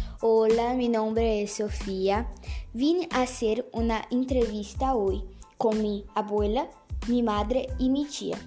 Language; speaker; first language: Spanish; non-native, learner; Portuguese